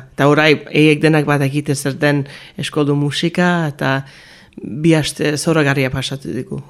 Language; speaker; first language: Basque; early bilingual, heritage; Basque